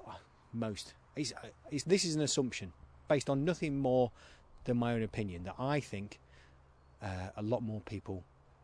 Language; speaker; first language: English; native; English